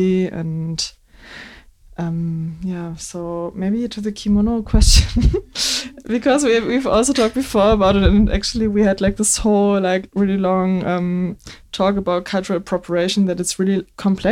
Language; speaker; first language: English; non-native, fluent; German